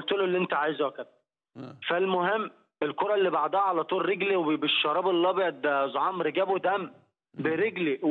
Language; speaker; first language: Arabic; native; Arabic